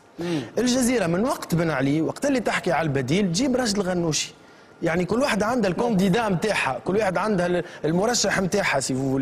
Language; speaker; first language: Arabic; native; Arabic